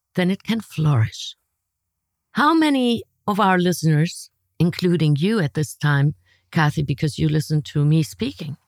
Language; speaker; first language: English; non-native, fluent; German